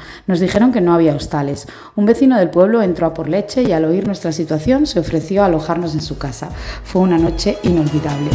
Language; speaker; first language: Spanish; native; Spanish